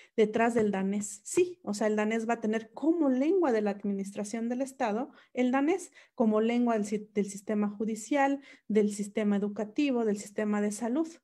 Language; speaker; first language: Spanish; non-native, local second language; Mixtepec Mixtec